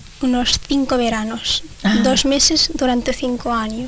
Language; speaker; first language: Spanish; early bilingual, other home language; Arabic